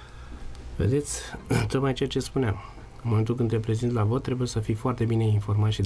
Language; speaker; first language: Romanian; native; Romanian